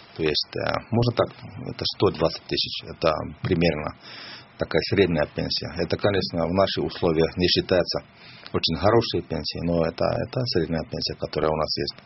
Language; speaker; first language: Russian; non-native, fluent; Finnish